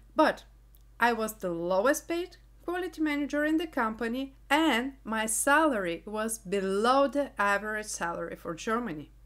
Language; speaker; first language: English; non-native, fluent; Bulgarian